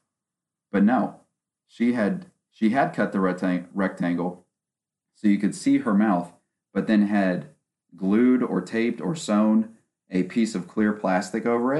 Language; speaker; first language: English; native; English